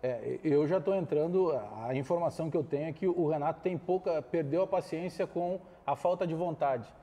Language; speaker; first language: Portuguese; native; Portuguese